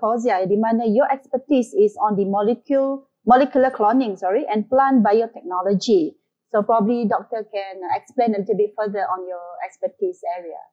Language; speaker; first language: English; non-native, local second language; Malay